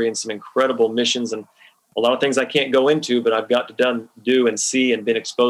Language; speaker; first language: English; native; English